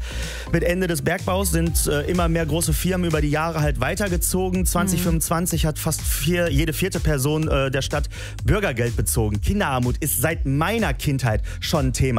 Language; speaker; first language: German; native; German